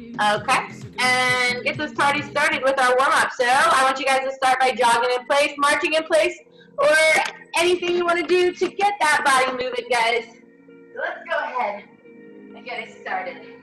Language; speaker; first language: English; native; English